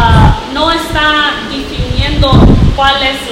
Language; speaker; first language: Spanish; non-native, learner; English